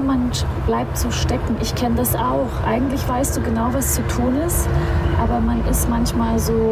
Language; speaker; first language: German; native; German